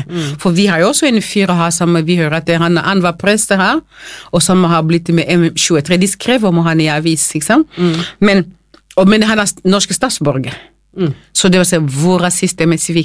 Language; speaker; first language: Norwegian; non-native, fluent; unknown